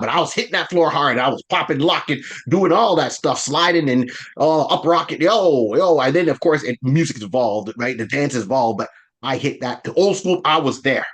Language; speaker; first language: English; native; English